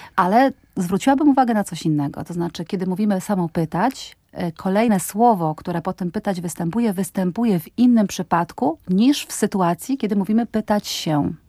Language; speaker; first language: Polish; native; Polish